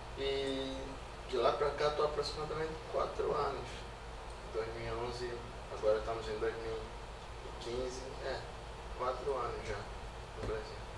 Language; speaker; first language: Portuguese; native; Portuguese